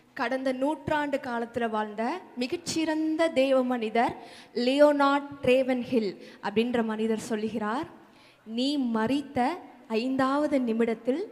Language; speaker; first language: Tamil; native; Tamil